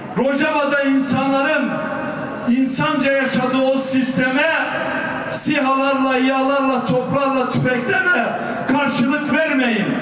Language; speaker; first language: Turkish; non-native, local second language; Kurdish